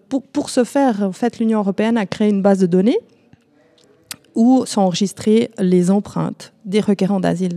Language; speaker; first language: French; native; French